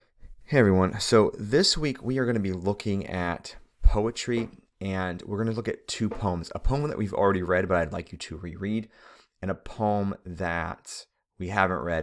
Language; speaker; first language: English; native; English